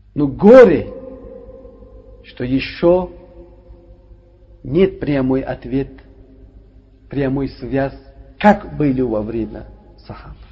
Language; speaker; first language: Russian; non-native, learner; Uzbek